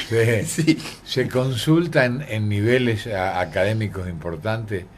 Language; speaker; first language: Spanish; native; Spanish